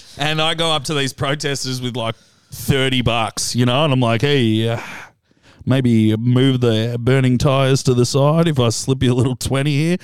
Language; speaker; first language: English; native; English